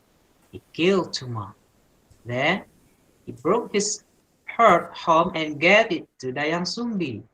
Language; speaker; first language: English; non-native, learner; Indonesian